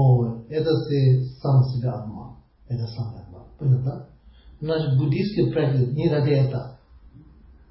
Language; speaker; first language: Russian; non-native, learner; Tibetan